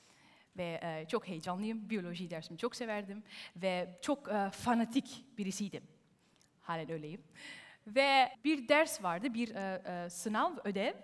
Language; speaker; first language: Turkish; early bilingual, heritage; Turkish